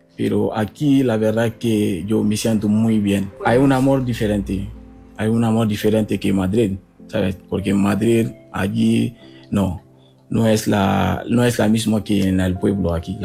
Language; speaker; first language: Spanish; non-native, fluent; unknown